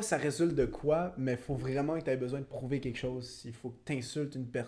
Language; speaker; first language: French; native; French